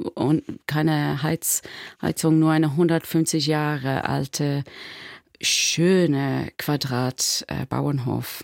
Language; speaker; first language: German; non-native, fluent; English